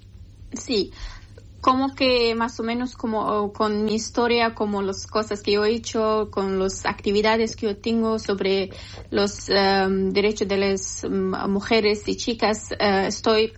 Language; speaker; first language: Spanish; non-native, learner; Persian